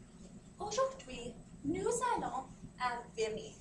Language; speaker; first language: French; non-native, fluent; English